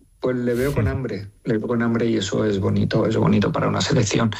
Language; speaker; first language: Spanish; native; Spanish